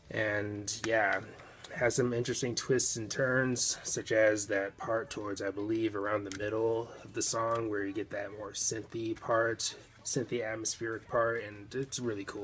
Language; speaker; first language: English; native; English